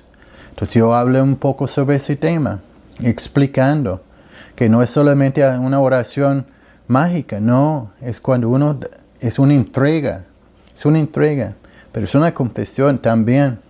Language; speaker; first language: Spanish; non-native, learner; English